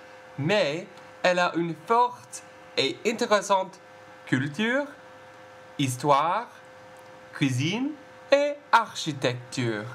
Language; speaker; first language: French; non-native, learner; English